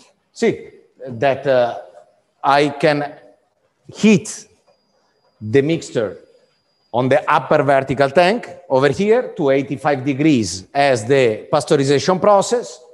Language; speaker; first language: English; non-native, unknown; Italian